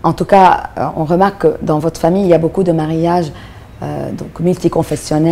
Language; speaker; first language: French; non-native, local second language; Arabic